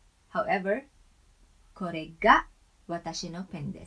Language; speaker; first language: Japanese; non-native, fluent; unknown